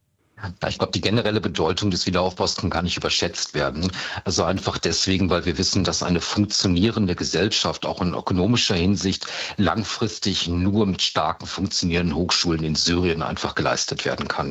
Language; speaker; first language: German; native; German